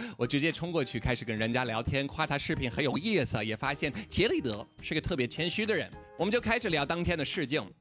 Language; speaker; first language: Chinese; non-native, fluent; English